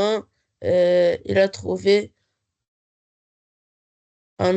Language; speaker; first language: French; non-native, learner; Arabic